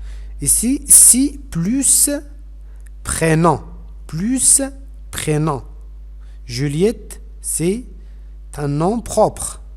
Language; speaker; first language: French; non-native, fluent; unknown